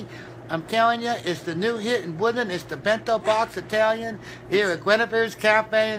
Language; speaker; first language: English; native; English